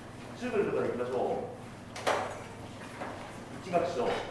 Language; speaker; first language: Japanese; native; Japanese